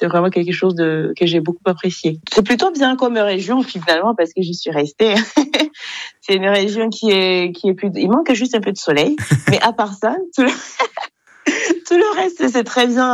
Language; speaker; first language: French; non-native, local second language; Kinyarwanda